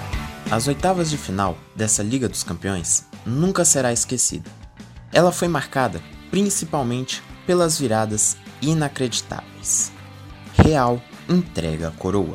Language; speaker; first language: Portuguese; native; Portuguese